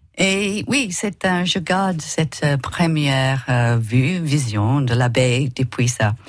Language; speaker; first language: French; non-native, learner; English